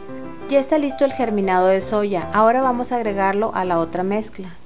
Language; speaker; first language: Spanish; native; Spanish